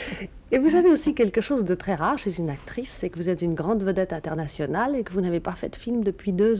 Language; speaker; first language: French; native; French